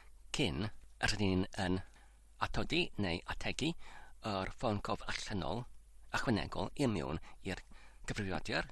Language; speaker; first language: Welsh; non-native, learner; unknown